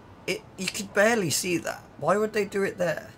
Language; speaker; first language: English; native; English